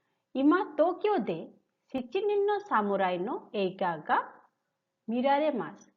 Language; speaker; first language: Japanese; non-native, fluent; Hindi